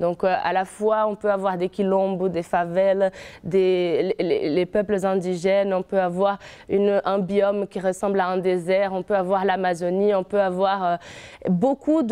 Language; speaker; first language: French; non-native, fluent; Portuguese